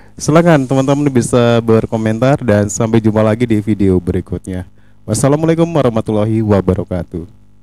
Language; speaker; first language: Indonesian; native; Indonesian